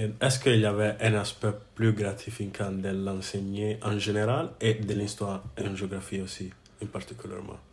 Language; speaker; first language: French; non-native, learner; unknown